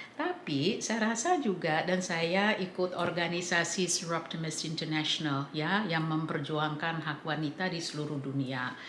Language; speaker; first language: Indonesian; early bilingual, heritage; English